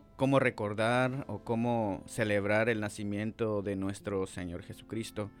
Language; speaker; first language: Spanish; native; Spanish